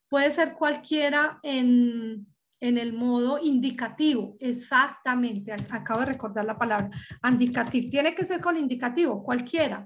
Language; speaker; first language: Spanish; native; Spanish